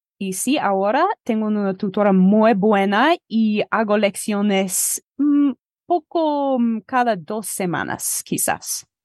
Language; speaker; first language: Spanish; non-native, fluent; English